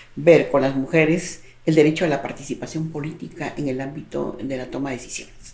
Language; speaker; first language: Spanish; native; Spanish